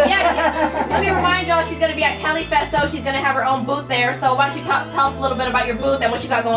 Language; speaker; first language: English; native; English